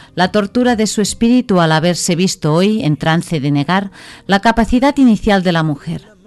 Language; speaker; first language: Spanish; non-native, local second language; Catalan